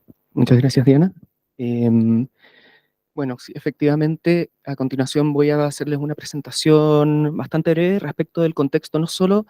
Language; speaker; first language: Spanish; native; Spanish